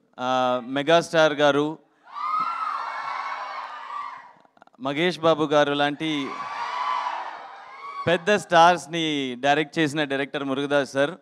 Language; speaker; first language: Telugu; non-native, learner; Tamil